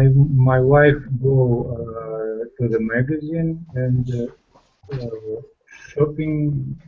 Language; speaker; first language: English; non-native, learner; Russian